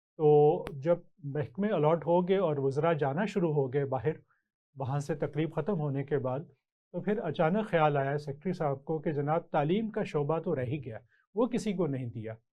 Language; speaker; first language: Urdu; native; Urdu